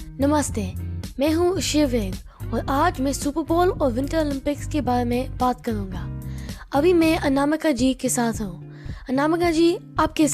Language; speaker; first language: Hindi; non-native, learner; English